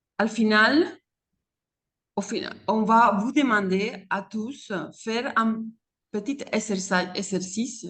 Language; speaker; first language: French; non-native, fluent; Spanish